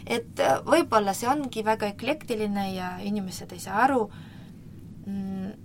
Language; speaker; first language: Estonian; non-native, local second language; Russian